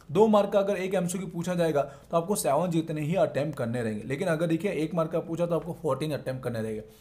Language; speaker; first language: Hindi; non-native, local second language; Gujarati